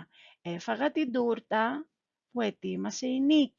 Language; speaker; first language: Greek; non-native, fluent; Spanish